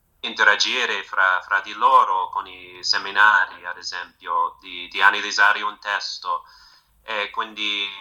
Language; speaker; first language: Italian; non-native, fluent; English